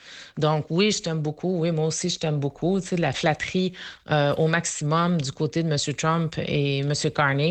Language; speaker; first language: French; native; French